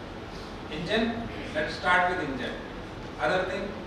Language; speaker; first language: English; non-native, local second language; Hindi